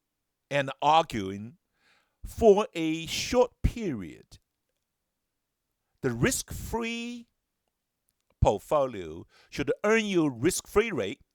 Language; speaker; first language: English; non-native, fluent; Chinese